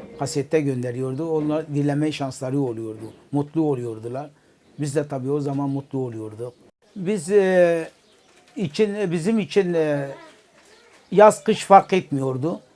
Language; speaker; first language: Turkish; non-native, local second language; Kurdish